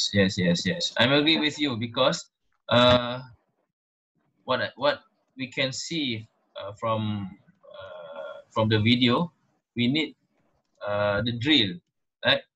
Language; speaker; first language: English; non-native, local second language; Malay